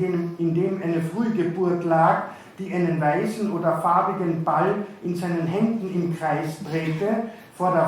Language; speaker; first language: German; native; German